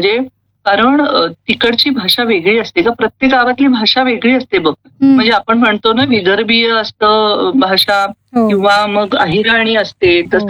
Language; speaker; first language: Marathi; non-native, local second language; Kannada